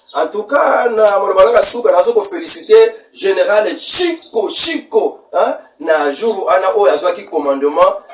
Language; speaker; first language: Lingala; non-native, local second language; Kongo